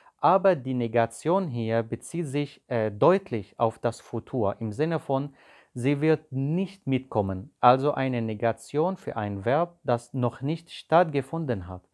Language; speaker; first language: German; non-native, fluent; Arabic